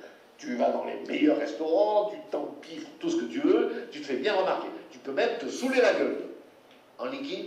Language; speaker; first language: French; native; French